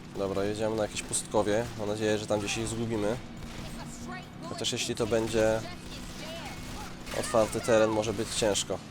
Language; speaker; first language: Polish; native; Polish